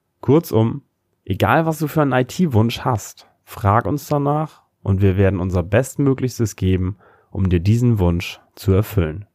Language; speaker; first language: German; native; German